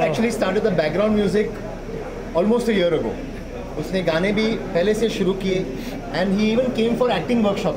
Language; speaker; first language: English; non-native, local second language; Hindi